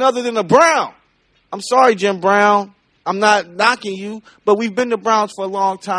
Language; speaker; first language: English; native; English